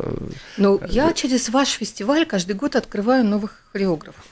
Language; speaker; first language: Russian; native; Russian